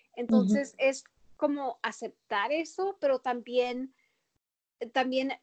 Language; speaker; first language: Spanish; early bilingual, heritage; Spanish